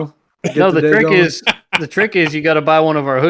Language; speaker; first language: English; native; English